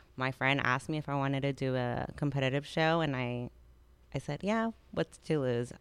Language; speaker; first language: English; native; English